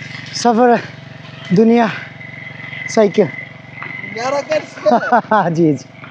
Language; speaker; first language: Hindi; non-native, learner; Bangla